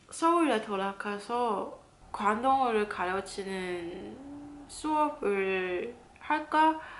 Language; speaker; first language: Korean; non-native, fluent; Cantonese